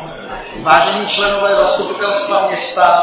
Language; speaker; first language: Czech; native; Czech